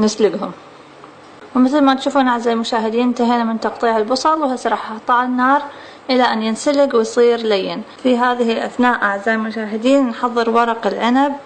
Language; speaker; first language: Arabic; native; Arabic